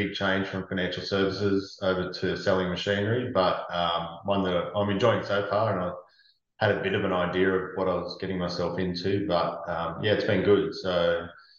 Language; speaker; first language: English; native; English